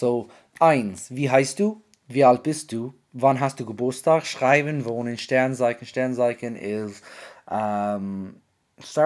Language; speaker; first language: German; non-native, fluent; English